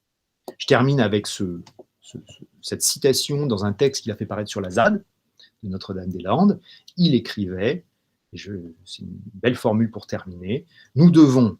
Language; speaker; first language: French; native; French